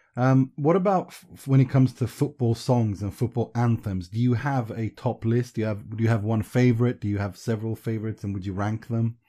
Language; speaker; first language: English; early bilingual, other home language; Persian